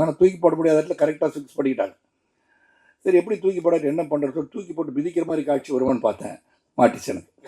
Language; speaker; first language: Tamil; native; Tamil